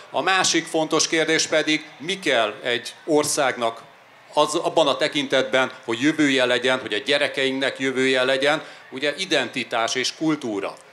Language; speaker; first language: Hungarian; native; Hungarian